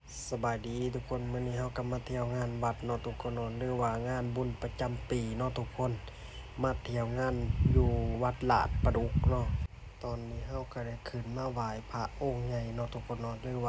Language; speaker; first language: Thai; non-native, local second language; Lao